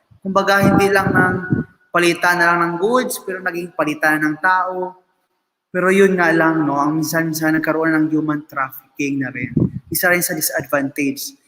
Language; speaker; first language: Filipino; non-native, local second language; Hiligaynon